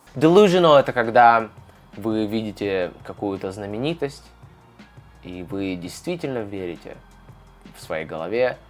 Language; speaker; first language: Russian; native; Russian